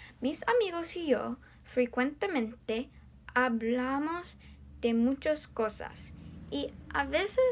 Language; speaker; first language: Spanish; non-native, learner; English